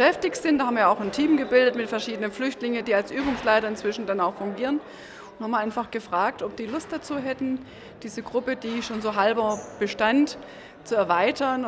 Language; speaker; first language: German; native; German